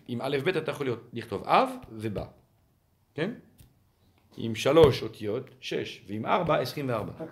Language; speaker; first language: Hebrew; non-native, fluent; French